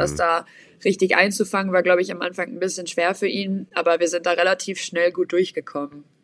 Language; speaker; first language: German; native; German